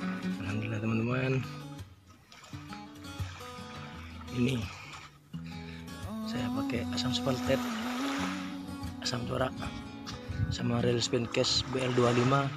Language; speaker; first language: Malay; non-native, local second language; Javanese